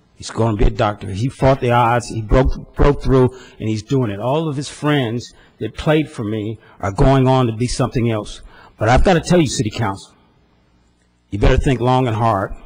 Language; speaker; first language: English; native; English